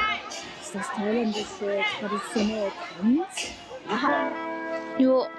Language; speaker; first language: German; non-native, learner; Japanese